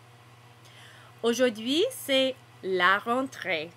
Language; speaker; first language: French; non-native, fluent; English